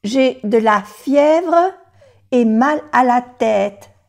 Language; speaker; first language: French; non-native, fluent; Spanish